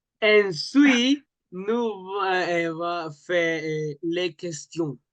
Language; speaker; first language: French; non-native, learner; Spanish